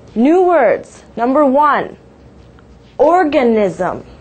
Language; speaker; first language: English; native; English